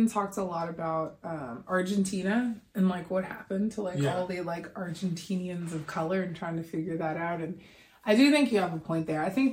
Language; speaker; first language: English; native; English